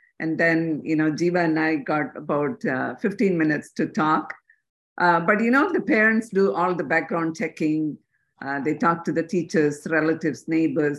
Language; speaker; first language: English; non-native, local second language; Tamil